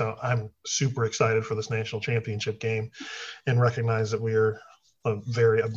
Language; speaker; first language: English; native; English